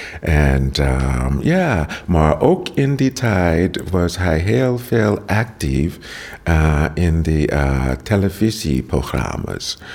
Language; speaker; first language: Dutch; non-native, learner; English